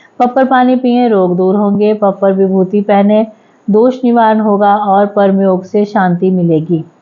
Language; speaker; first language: Hindi; native; Hindi